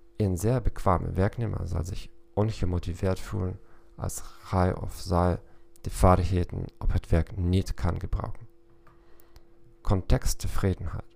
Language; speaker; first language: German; non-native, learner; Dutch